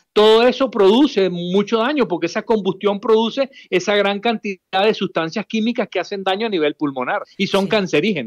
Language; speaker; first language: Spanish; native; Spanish